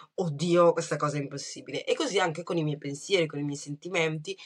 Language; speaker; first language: Italian; early bilingual, other home language; Kinyarwanda